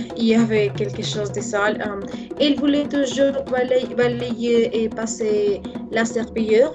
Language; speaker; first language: French; non-native, learner; Spanish